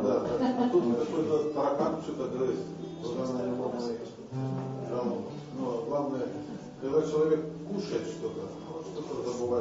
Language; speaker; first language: Russian; non-native, local second language; Lithuanian